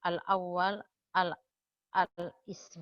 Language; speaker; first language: Arabic; non-native, fluent; Indonesian